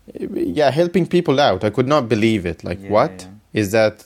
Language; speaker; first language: English; non-native, fluent; Arabic